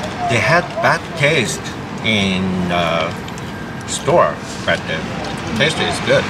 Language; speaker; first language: English; non-native, learner; Japanese